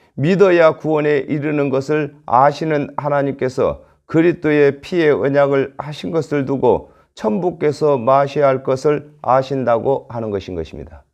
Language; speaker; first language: Korean; native; Korean